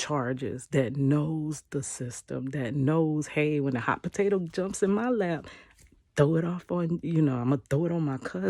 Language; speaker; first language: English; native; English